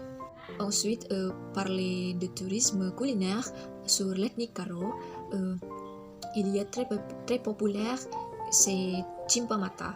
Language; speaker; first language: French; non-native, learner; Indonesian